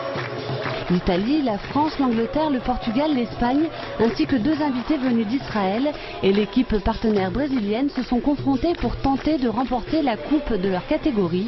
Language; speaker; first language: French; native; French